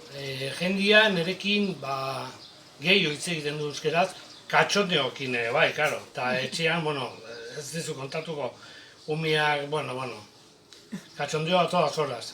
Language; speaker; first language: Basque; non-native, learner; Spanish